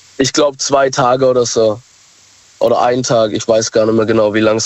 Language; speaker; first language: German; native; German